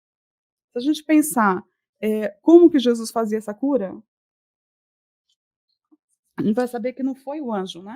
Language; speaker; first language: Portuguese; native; Portuguese